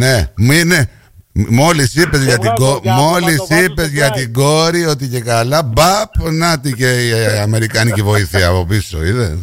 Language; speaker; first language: Greek; native; Greek